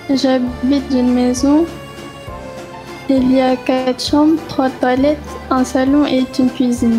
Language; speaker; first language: French; non-native, learner; Malay